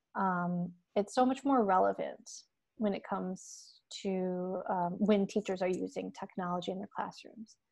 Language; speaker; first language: English; native; English